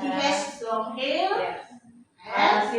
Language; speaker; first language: English; non-native, fluent; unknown